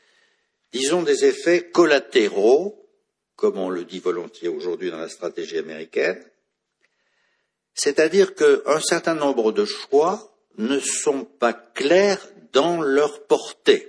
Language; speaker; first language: French; native; French